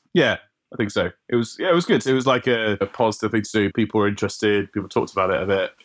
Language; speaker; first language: English; native; English